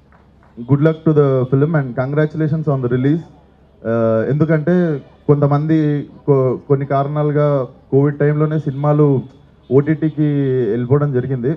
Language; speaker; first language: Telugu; native; Telugu